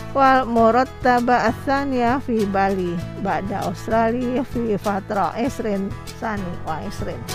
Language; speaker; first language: Arabic; non-native, fluent; Indonesian